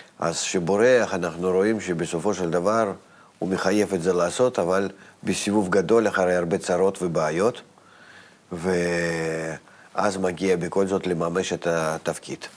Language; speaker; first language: Hebrew; non-native, fluent; Russian